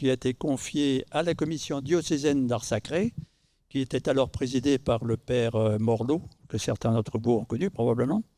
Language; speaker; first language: French; native; French